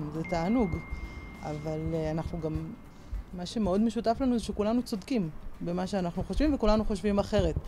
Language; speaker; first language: Hebrew; native; Hebrew